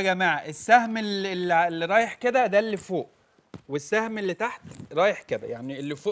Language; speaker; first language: Arabic; native; Arabic